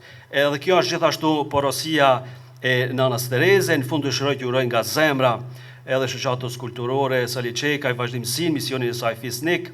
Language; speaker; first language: Albanian; native; Albanian